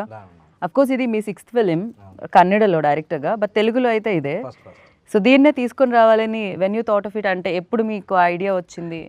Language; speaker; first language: Telugu; native; Telugu